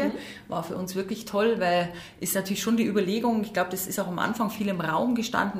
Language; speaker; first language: German; native; German